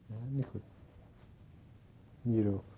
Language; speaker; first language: Dutch; non-native, learner; Turkish